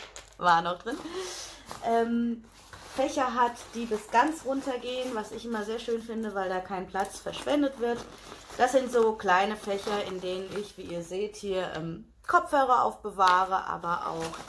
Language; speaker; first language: German; native; German